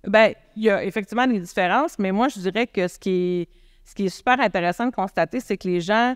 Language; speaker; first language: French; native; French